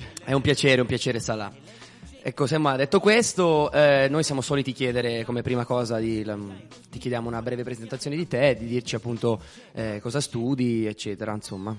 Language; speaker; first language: Italian; native; Italian